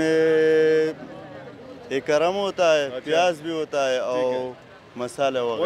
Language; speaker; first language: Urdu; non-native, learner; Pashto